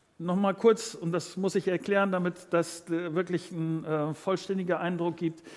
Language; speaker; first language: German; native; German